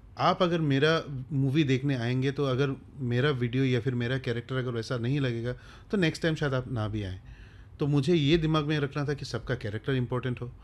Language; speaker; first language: Hindi; non-native, local second language; Bangla